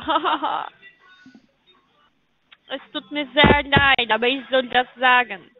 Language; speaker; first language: German; non-native, learner; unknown